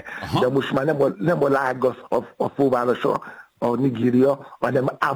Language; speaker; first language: Hungarian; non-native, fluent; Yoruba